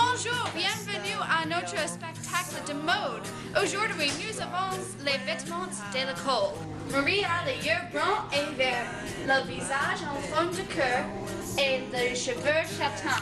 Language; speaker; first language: French; non-native, learner; English